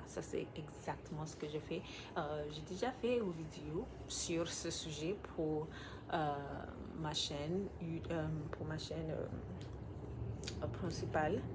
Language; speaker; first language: French; non-native, learner; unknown